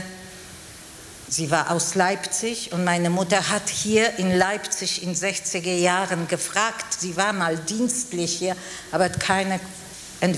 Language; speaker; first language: German; non-native, fluent; Polish